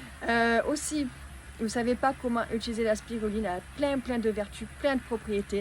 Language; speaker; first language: French; native; French